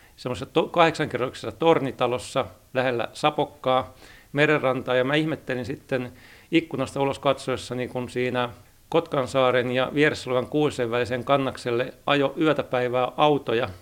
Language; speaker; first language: Finnish; native; Finnish